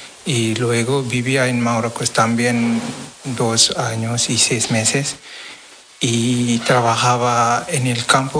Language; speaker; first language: Spanish; non-native, learner; Wolof